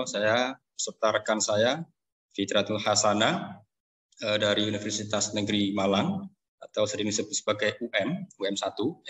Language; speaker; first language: Indonesian; native; Indonesian